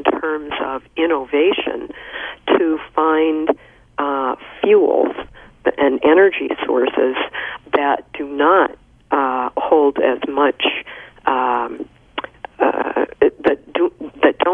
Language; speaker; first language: English; native; English